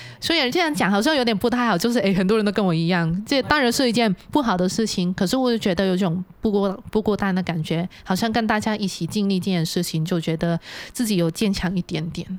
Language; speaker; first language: Chinese; non-native, local second language; Cantonese